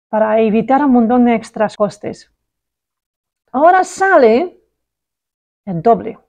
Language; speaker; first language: Spanish; non-native, learner; Dutch